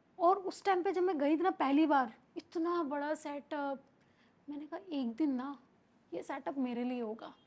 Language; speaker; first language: Hindi; native; Hindi